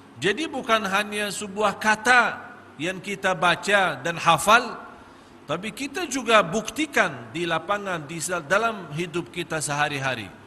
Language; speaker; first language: Malay; non-native, fluent; Arabic